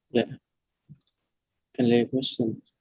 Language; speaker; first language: English; non-native, fluent; Vietnamese